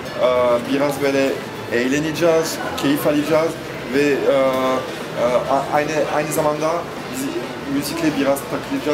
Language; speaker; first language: Turkish; non-native, fluent; French